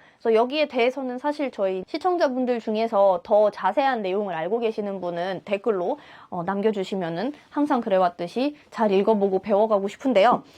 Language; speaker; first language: Korean; non-native, fluent; Russian